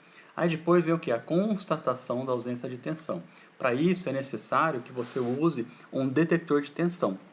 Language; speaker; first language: Portuguese; native; Portuguese